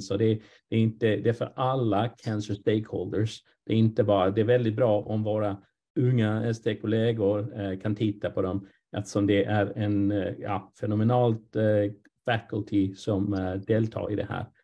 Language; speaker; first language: Swedish; non-native, fluent; English